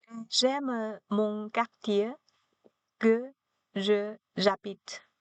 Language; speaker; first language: French; non-native, learner; Chinese